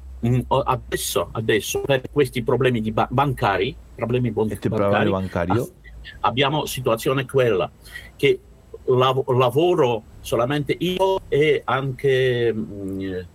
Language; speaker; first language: Italian; non-native, learner; Russian